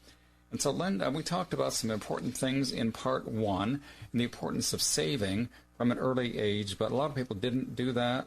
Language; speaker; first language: English; native; English